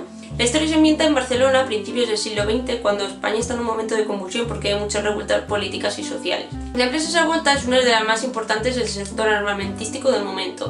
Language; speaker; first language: Spanish; native; Spanish